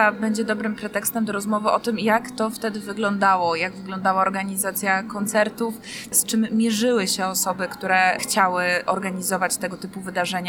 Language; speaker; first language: Polish; native; Polish